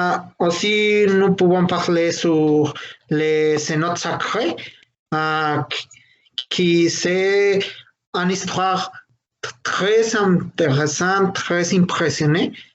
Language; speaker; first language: French; non-native, learner; Spanish